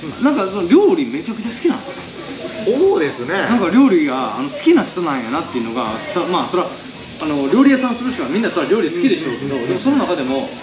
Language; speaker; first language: Japanese; native; Japanese